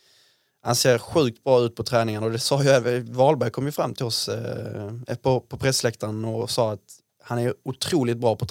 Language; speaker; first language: Swedish; native; Swedish